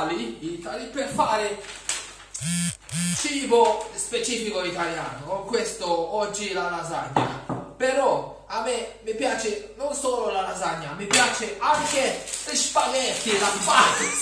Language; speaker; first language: Italian; non-native, learner; Hungarian